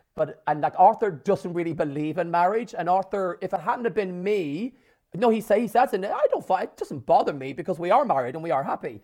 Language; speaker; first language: English; native; English